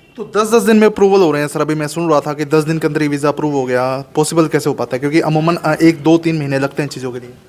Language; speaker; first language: Hindi; native; Hindi